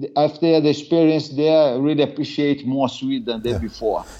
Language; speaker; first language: English; non-native, learner; Portuguese